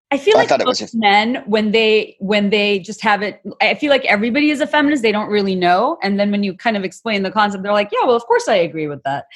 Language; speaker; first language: English; non-native, local second language; Bangla